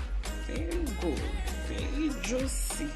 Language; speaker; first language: English; non-native, learner; Haitian Creole